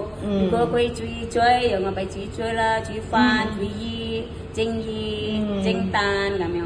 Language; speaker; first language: Cantonese; non-native, learner; Indonesian